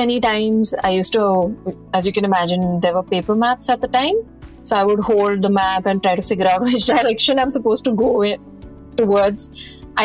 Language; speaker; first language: English; non-native, local second language; Punjabi